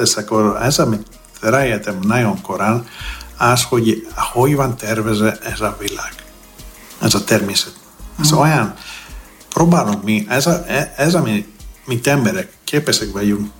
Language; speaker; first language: Hungarian; non-native, learner; Greek